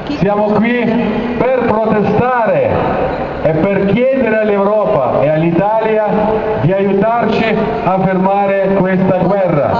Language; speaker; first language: Italian; non-native, fluent; Ukrainian